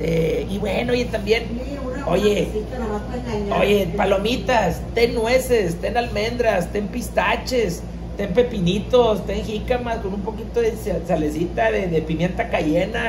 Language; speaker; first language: Spanish; native; Spanish